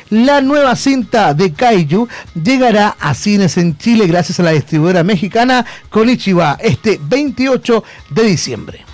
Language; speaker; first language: Spanish; native; Spanish